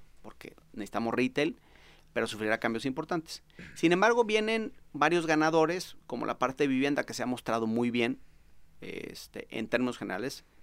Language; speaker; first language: Spanish; native; Spanish